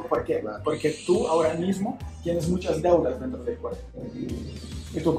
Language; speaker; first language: Spanish; non-native, learner; Ukrainian